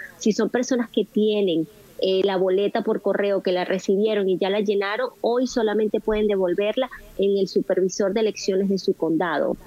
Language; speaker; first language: Spanish; native; Spanish